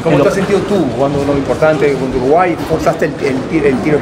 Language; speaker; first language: Spanish; native; Spanish